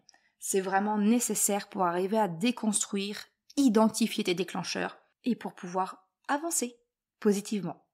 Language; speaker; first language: French; native; French